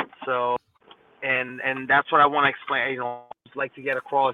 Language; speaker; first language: English; native; English